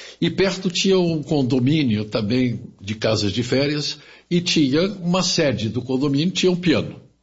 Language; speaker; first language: Portuguese; early bilingual, other home language; German